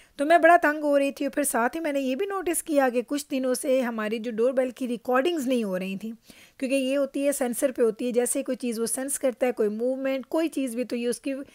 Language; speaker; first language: Urdu; native; Urdu